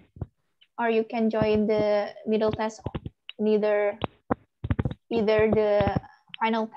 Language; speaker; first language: English; non-native, learner; Indonesian